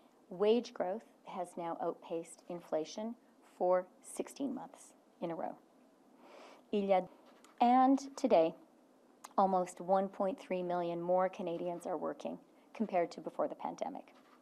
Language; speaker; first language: English; native; English